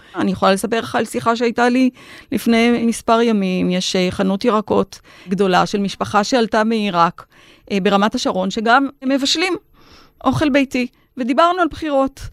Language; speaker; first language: Hebrew; native; Hebrew